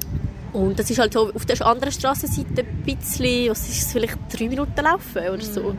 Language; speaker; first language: German; native; German